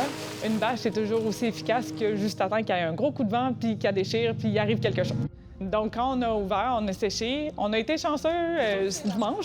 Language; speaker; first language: French; native; French